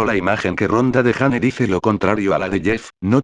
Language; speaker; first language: Spanish; native; Spanish